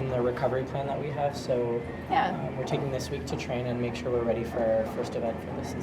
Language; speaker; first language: English; native; English